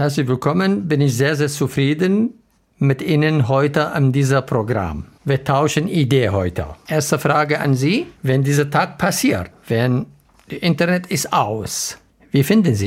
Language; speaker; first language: German; non-native, learner; Arabic